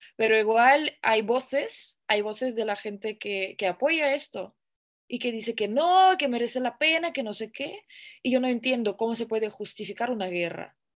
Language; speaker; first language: Spanish; non-native, fluent; Russian